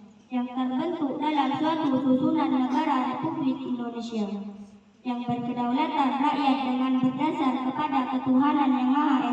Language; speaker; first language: Indonesian; native; Indonesian